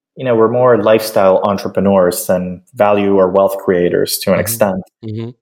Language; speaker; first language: English; early bilingual, other home language; Spanish